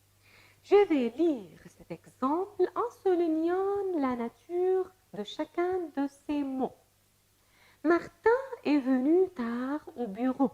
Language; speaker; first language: French; non-native, fluent; Arabic